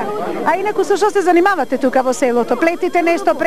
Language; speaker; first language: Macedonian; native; Macedonian